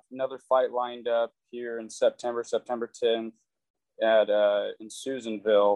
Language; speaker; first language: English; native; English